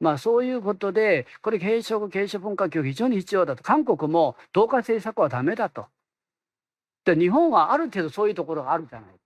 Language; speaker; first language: Japanese; non-native, fluent; Korean